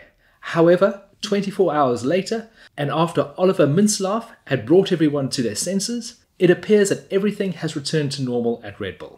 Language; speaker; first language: English; native; English